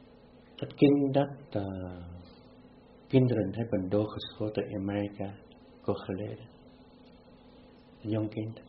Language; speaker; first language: Dutch; non-native, fluent; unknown